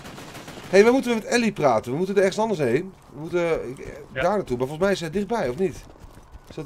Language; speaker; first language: Dutch; native; Dutch